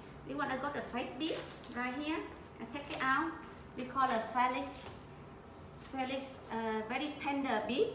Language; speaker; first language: English; non-native, learner; Vietnamese